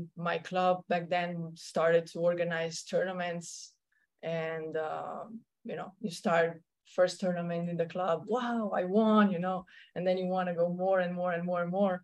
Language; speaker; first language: English; non-native, fluent; Slovenian